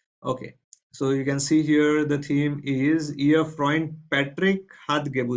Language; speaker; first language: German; non-native, fluent; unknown